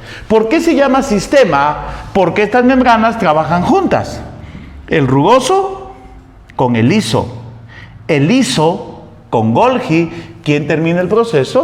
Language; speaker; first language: Spanish; native; Spanish